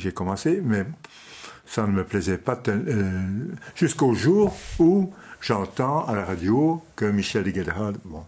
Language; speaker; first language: French; non-native, local second language; Dutch